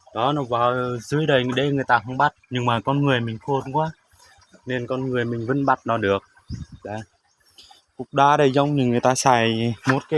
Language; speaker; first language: Vietnamese; non-native, local second language; Jarai